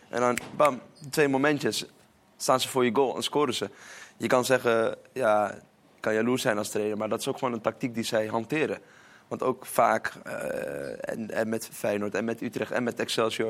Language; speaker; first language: Dutch; native; Dutch